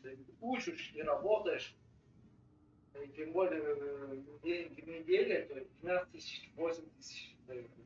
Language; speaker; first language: Russian; non-native, learner; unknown